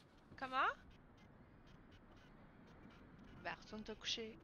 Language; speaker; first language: French; native; French